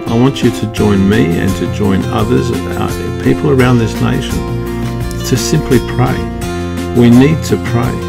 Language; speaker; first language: English; native; English